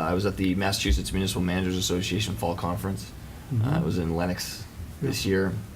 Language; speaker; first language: English; native; English